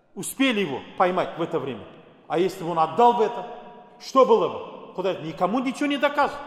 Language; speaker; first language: Russian; non-native, local second language; Kazakh